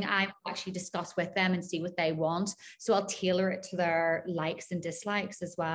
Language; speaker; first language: English; native; English